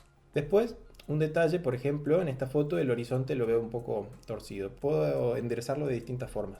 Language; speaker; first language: Spanish; native; Spanish